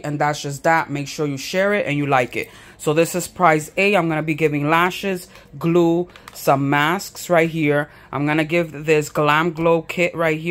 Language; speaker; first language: English; native; English